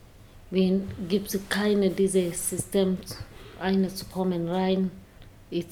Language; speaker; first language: German; non-native, learner; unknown